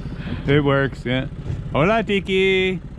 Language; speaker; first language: English; native; English